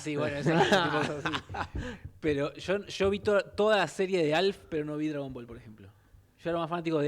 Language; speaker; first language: Spanish; native; Spanish